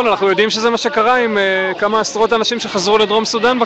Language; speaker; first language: Hebrew; native; Hebrew